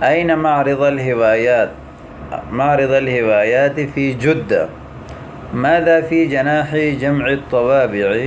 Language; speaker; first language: Arabic; non-native, fluent; Urdu